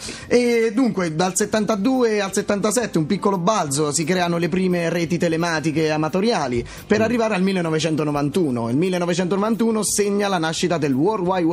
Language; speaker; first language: Italian; native; Italian